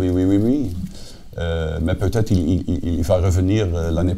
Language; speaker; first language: French; non-native, fluent; Dutch